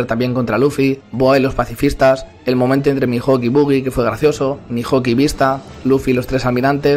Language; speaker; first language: Spanish; native; Spanish